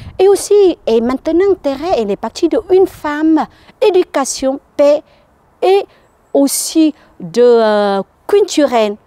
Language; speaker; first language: French; non-native, learner; Vietnamese